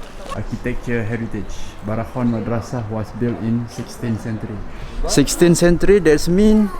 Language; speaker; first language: English; non-native, learner; Malay